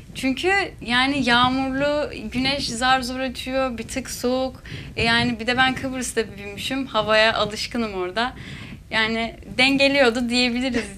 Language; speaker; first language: Turkish; native; Turkish